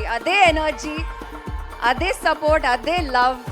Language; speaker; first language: Telugu; non-native, fluent; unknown